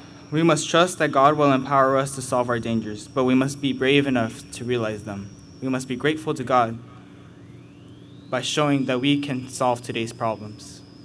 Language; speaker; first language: English; early bilingual, other home language; Spanish